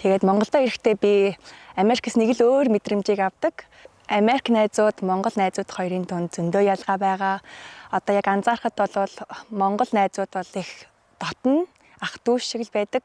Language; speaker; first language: Mongolian; early bilingual, heritage; Mongolian